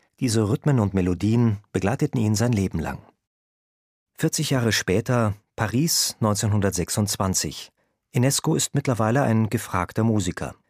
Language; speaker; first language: German; native; German